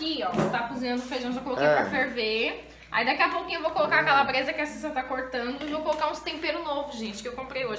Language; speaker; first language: Portuguese; native; Portuguese